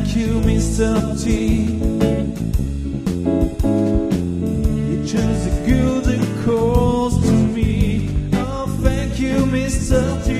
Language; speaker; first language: English; non-native, learner; French